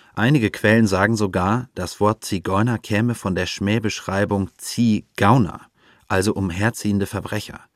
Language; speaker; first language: German; native; German